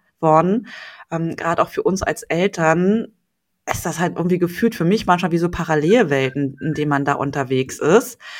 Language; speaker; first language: German; native; German